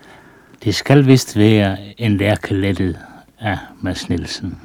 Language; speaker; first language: Danish; native; Danish